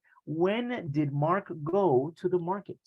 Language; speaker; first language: English; non-native, fluent; Spanish